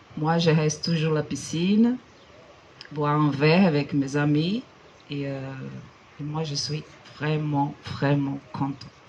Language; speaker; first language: French; non-native, fluent; Portuguese